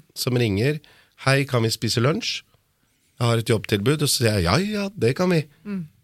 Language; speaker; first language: Norwegian; early bilingual, other home language; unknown